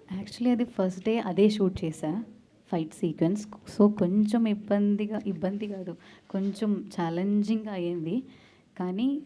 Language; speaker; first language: Telugu; non-native, learner; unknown